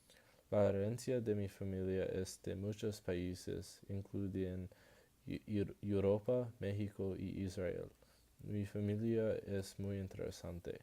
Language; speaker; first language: Spanish; non-native, learner; English